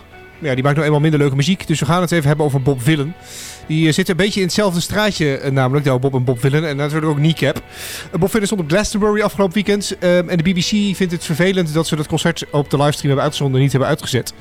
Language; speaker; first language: Dutch; native; Dutch